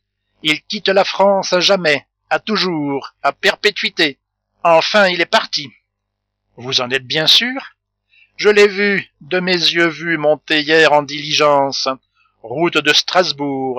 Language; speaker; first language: French; native; French